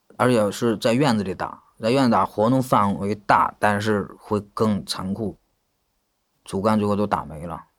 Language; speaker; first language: Chinese; native; Chinese